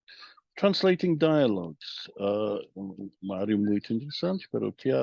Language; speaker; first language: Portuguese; non-native, fluent; English